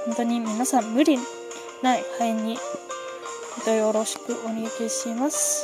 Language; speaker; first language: Japanese; non-native, learner; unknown